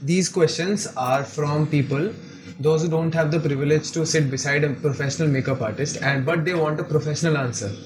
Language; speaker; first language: English; non-native, local second language; Bangla